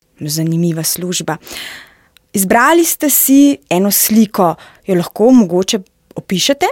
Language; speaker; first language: Slovenian; native; Slovenian